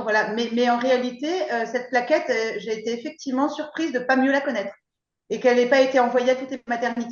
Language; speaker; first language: French; native; French